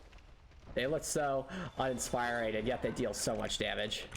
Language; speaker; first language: English; native; English